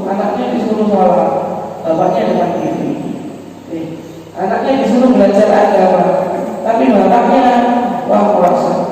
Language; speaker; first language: Indonesian; native; Indonesian